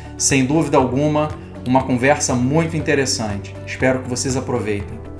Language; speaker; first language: Portuguese; native; Portuguese